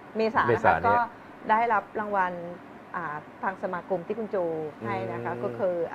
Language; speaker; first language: Thai; native; Thai